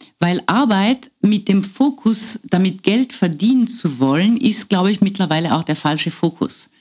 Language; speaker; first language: German; non-native, fluent; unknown